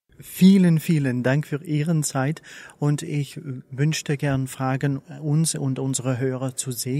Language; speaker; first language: German; non-native, learner; Dutch